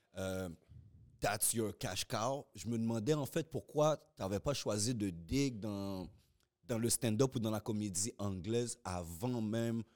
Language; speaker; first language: French; native; French